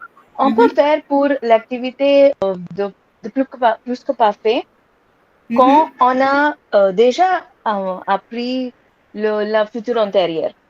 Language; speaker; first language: French; non-native, learner; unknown